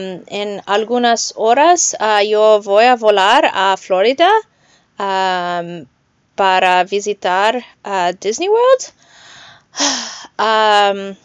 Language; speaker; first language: Spanish; non-native, learner; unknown